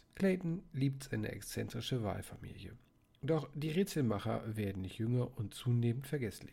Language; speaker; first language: German; native; German